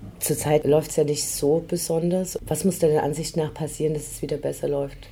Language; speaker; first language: German; native; German